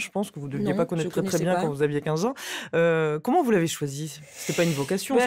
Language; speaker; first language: French; native; French